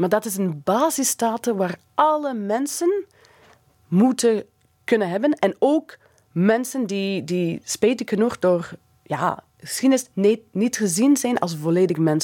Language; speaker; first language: Dutch; non-native, fluent; English